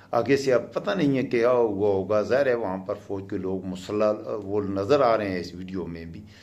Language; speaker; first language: Urdu; non-native, local second language; Pashto